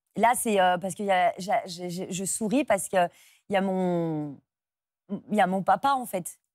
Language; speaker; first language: French; native; French